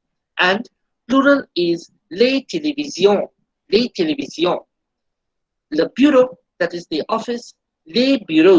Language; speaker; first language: French; non-native, fluent; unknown